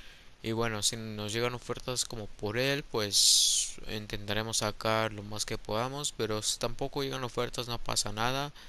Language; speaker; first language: Spanish; early bilingual, heritage; Spanish